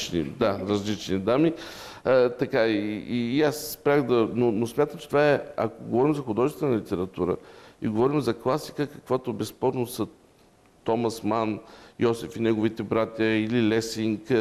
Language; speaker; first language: Bulgarian; native; Bulgarian